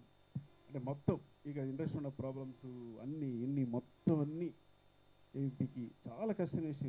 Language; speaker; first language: Telugu; native; Telugu